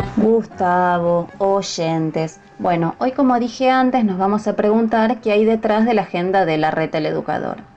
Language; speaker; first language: Spanish; native; Spanish